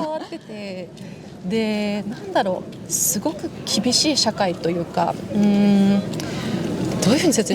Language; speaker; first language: Japanese; native; Japanese